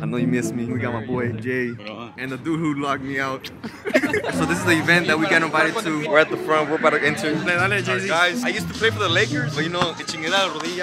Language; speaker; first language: English; early bilingual, other home language; Spanish